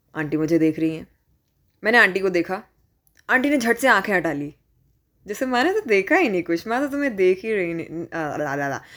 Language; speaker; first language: Hindi; native; Hindi